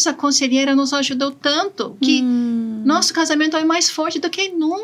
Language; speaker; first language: Portuguese; non-native, fluent; English